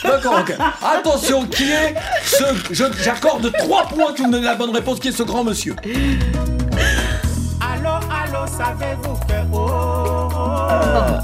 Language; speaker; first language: French; native; French